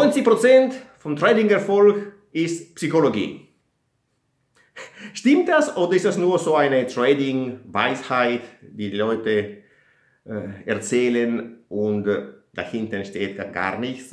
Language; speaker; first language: German; non-native, fluent; Italian